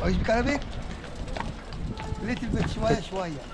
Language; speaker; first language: English; non-native, learner; Arabic